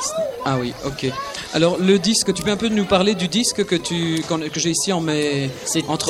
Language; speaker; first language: French; native; French